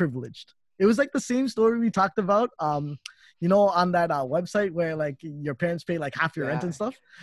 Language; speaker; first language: English; native; English